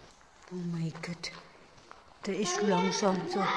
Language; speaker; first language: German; non-native, learner; Filipino